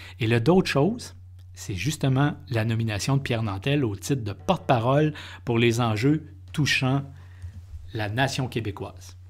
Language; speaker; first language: French; native; French